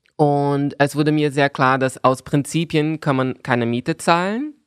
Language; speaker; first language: German; non-native, fluent; Portuguese